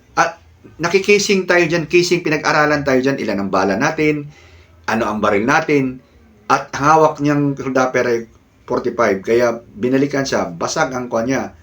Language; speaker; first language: Filipino; native; Filipino